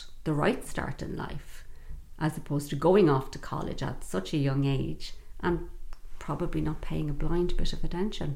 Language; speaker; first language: English; native; English